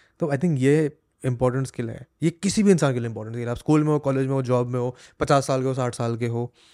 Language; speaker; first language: Hindi; native; Hindi